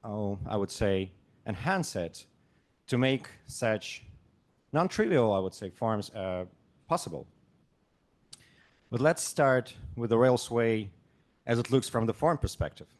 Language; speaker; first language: English; non-native, fluent; Russian